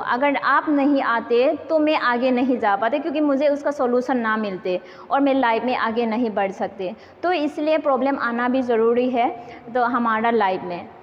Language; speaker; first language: Hindi; non-native, local second language; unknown